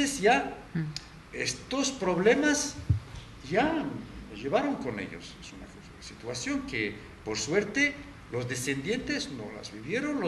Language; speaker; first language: Spanish; non-native, fluent; Arabic